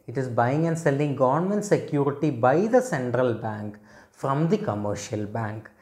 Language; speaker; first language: English; non-native, local second language; Malayalam